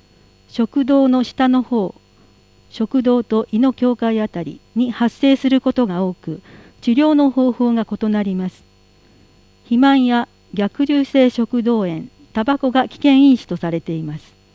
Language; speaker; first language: Japanese; native; Japanese